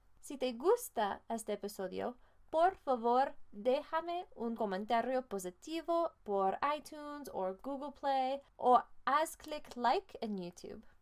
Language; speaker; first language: Spanish; non-native, fluent; English